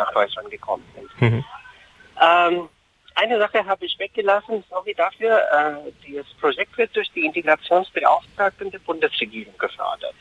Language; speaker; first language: German; non-native, fluent; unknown